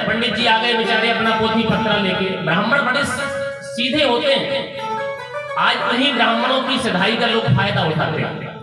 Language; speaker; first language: Hindi; native; Hindi